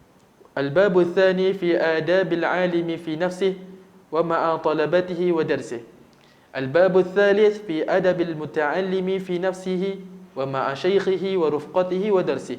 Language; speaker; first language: Arabic; non-native, fluent; Malay